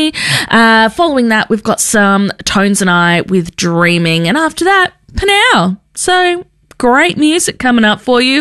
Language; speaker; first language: English; native; English